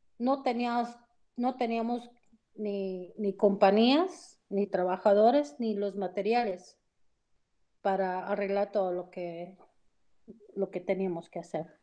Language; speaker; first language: Spanish; early bilingual, heritage; Spanish